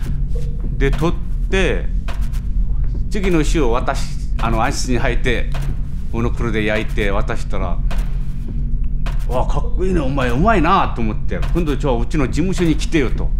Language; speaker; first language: Japanese; non-native, fluent; Korean